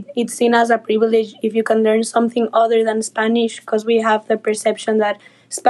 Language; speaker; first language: English; non-native, fluent; Spanish